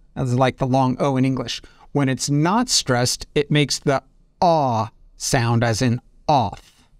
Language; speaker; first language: English; native; English